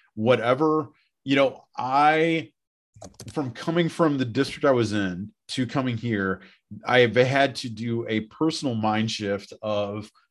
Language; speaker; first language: English; native; English